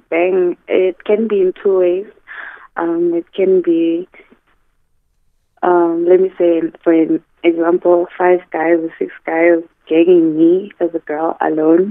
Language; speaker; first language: English; non-native, local second language; Zulu